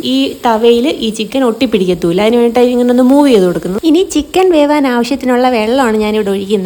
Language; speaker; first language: Malayalam; native; Malayalam